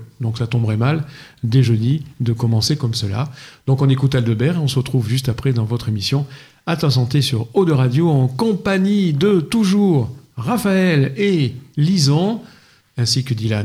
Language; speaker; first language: French; native; French